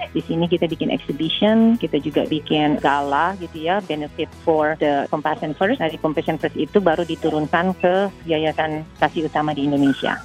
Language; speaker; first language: Indonesian; native; Indonesian